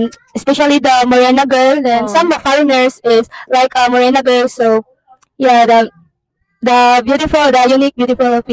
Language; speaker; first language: English; non-native, learner; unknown